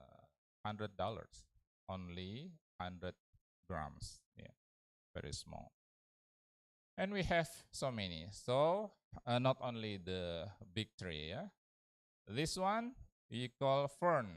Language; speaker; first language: English; non-native, learner; Indonesian